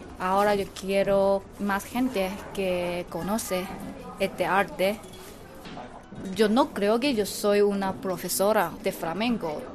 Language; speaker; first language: Spanish; non-native, learner; Chinese